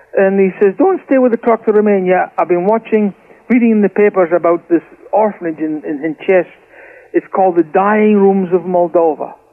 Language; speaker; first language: English; native; English